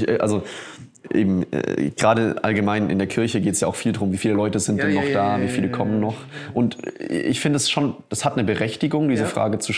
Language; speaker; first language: German; native; German